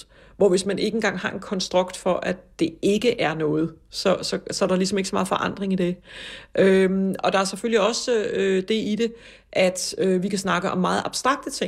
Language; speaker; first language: Danish; native; Danish